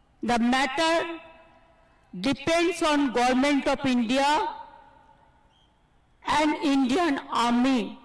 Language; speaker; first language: English; non-native, local second language; Bangla